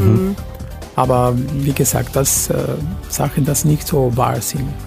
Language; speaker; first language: German; non-native, fluent; Spanish